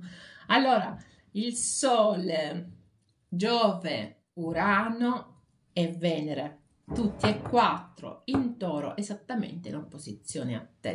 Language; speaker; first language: Italian; native; Italian